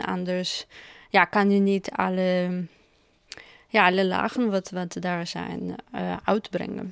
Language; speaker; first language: Dutch; non-native, fluent; Russian